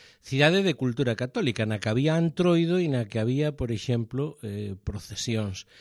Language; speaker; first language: Galician; native; Galician